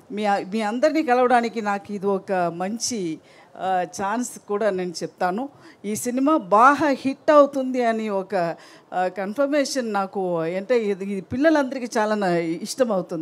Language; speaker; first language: Telugu; non-native, fluent; Tamil